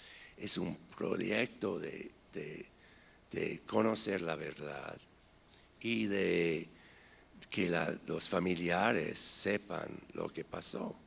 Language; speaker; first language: Spanish; non-native, fluent; English